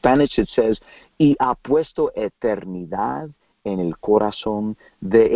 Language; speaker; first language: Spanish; early bilingual, heritage; Spanish